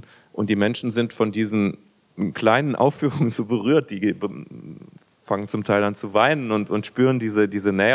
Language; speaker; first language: German; native; German